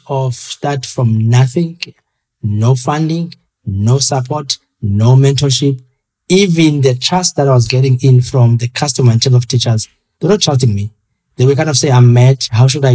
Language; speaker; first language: English; non-native, local second language; Xhosa